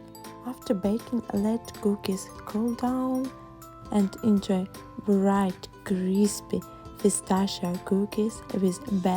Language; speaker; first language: English; non-native, learner; Russian